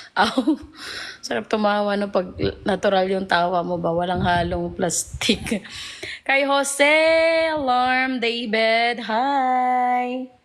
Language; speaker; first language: Filipino; non-native, local second language; Cebuano